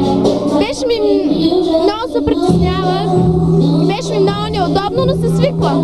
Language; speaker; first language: Bulgarian; non-native, learner; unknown